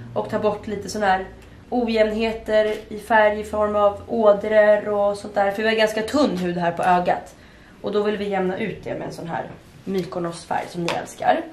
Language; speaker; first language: Swedish; native; Swedish